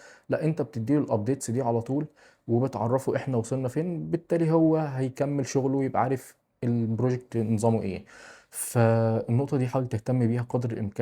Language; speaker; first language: Arabic; native; Arabic